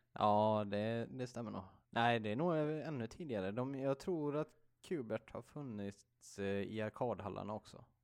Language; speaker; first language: Swedish; native; Swedish